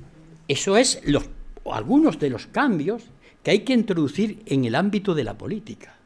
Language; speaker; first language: Spanish; native; Spanish